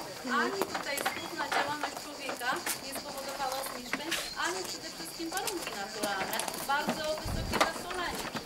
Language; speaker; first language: Polish; native; Polish